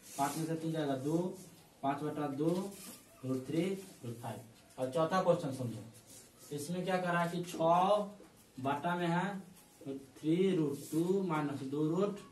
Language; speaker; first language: Hindi; native; Hindi